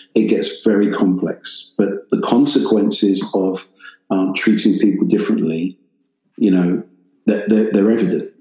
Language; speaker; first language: English; native; English